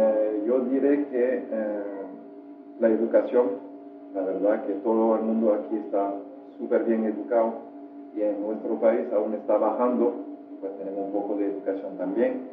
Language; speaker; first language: Spanish; non-native, fluent; French